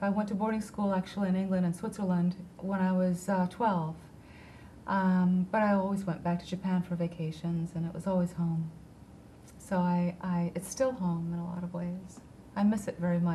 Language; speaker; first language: English; early bilingual, heritage; English